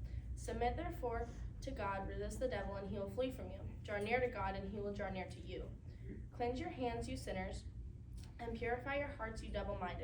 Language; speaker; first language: English; native; English